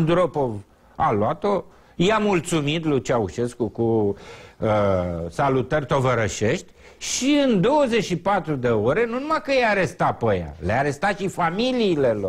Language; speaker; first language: Romanian; native; Romanian